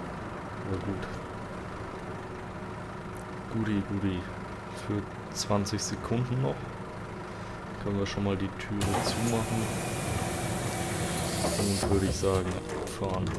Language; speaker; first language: German; native; German